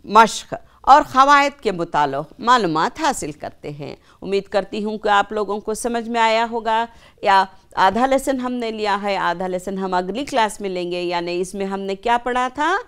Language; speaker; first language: Urdu; native; Urdu